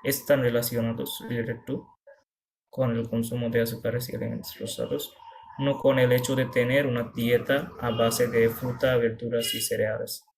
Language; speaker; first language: Spanish; non-native, fluent; Bangla